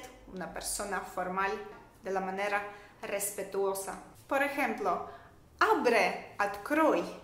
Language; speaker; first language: Spanish; non-native, fluent; Russian